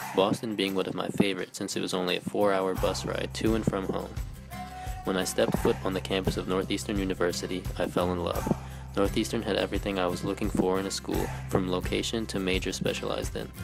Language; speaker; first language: English; native; English